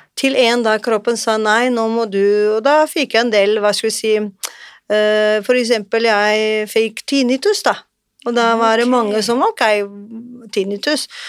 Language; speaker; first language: Norwegian; non-native, fluent; Portuguese